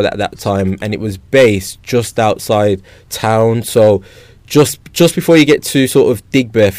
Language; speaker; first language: English; native; English